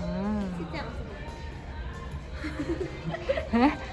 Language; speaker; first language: Chinese; non-native, learner; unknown